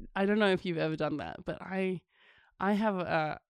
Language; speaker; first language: English; native; English